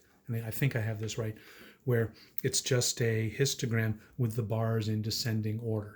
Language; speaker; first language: English; native; English